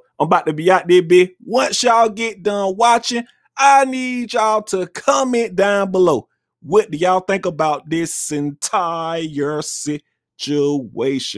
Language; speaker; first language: English; native; English